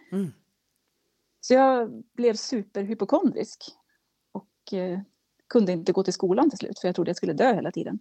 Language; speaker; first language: Swedish; native; Swedish